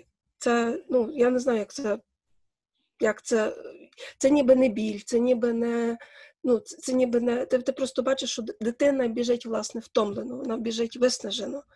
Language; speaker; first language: Ukrainian; native; Ukrainian